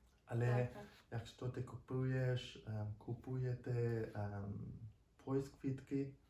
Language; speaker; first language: Ukrainian; non-native, learner; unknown